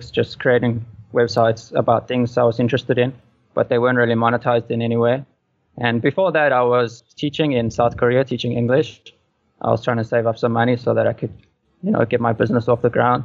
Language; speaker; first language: English; native; English